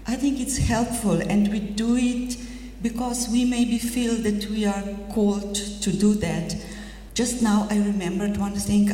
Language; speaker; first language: English; non-native, fluent; Slovenian